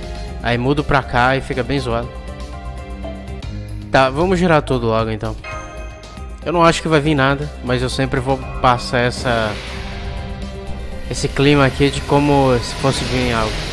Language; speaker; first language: Portuguese; native; Portuguese